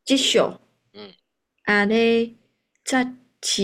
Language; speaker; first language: Japanese; non-native, learner; Chinese